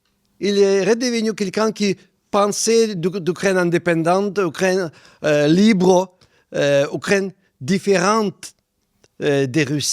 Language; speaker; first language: French; non-native, fluent; Russian